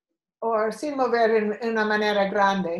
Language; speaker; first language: Spanish; non-native, learner; English